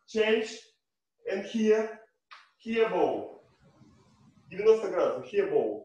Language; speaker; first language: English; non-native, learner; Russian